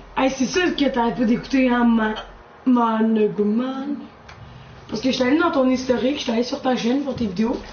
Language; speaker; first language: French; native; French